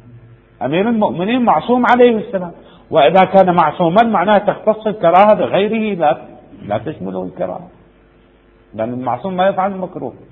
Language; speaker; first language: Arabic; native; Arabic